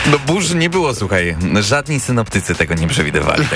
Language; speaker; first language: Polish; native; Polish